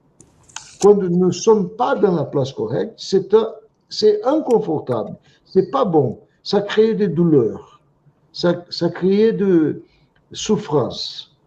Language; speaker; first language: French; non-native, fluent; Portuguese